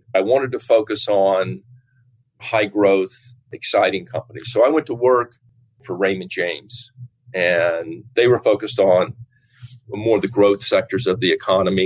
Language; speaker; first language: English; native; English